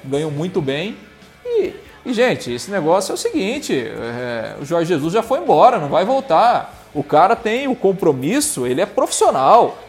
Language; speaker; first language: Portuguese; native; Portuguese